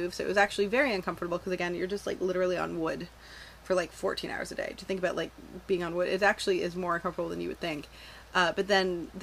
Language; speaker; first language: English; native; English